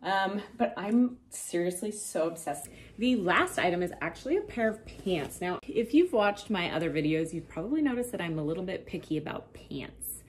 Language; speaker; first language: English; native; English